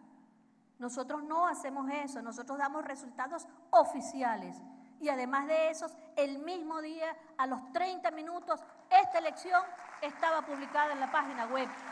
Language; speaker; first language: Spanish; native; Spanish